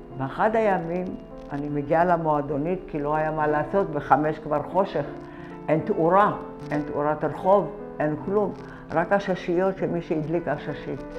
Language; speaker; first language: Hebrew; early bilingual, other home language; Arabic